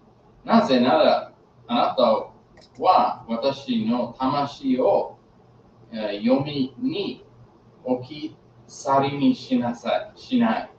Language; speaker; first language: Japanese; non-native, fluent; English